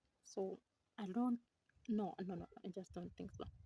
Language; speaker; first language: English; non-native, local second language; Swahili